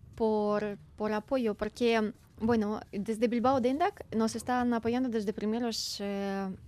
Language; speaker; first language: Spanish; non-native, fluent; Ukrainian